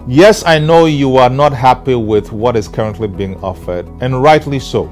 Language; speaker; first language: English; non-native, local second language; Ewe